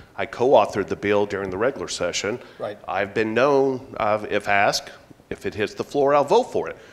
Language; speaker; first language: English; native; English